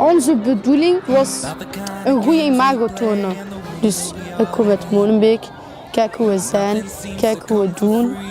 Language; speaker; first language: Dutch; non-native, local second language; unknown